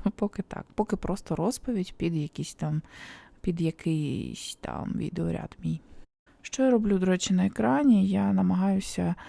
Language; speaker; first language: Ukrainian; non-native, local second language; Russian